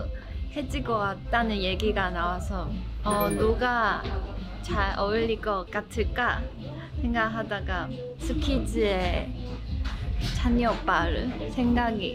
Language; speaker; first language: Korean; non-native, fluent; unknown